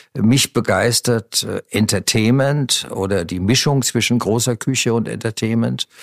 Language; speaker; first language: German; native; German